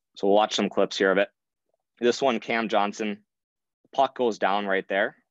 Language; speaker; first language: English; native; English